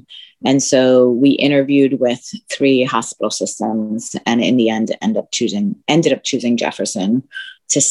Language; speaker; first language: English; early bilingual, other home language; Spanish